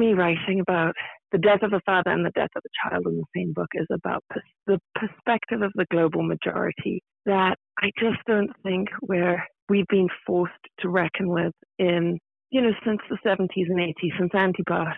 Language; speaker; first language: English; native; English